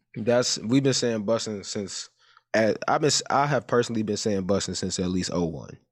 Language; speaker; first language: English; early bilingual, other home language; Yoruba